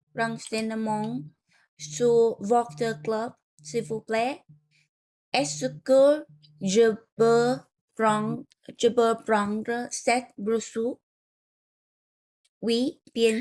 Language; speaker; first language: French; non-native, learner; Vietnamese